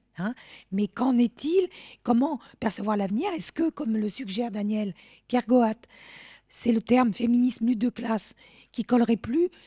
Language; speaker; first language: French; native; French